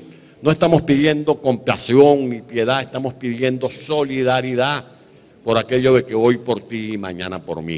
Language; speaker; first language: Spanish; native; Spanish